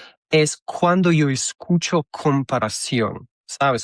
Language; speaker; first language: Spanish; non-native, fluent; Russian